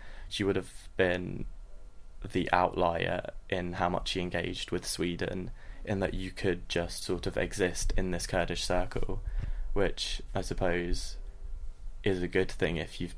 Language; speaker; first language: English; native; English